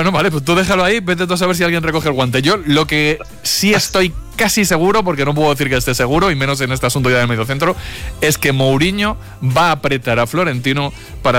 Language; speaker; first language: Spanish; native; Spanish